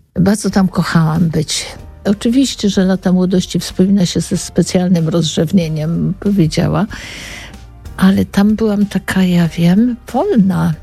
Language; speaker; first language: Polish; native; Polish